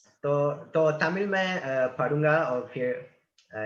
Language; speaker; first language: Hindi; non-native, learner; Italian